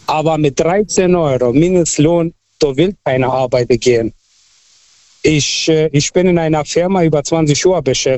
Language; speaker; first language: German; non-native, fluent; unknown